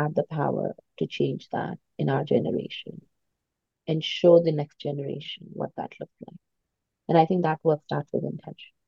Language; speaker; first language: English; non-native, local second language; Hindi